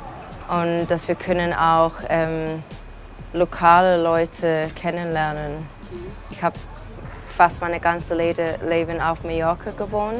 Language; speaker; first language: German; non-native, fluent; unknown